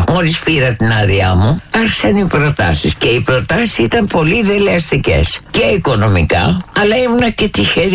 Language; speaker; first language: Greek; native; Greek